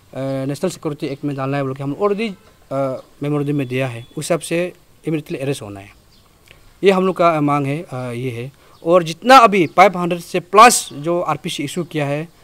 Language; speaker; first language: Hindi; non-native, local second language; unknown